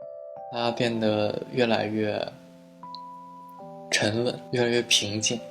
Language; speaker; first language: Chinese; native; Chinese